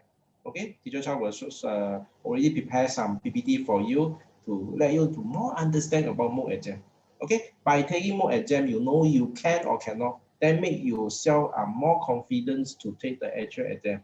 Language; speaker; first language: English; non-native, local second language; Chinese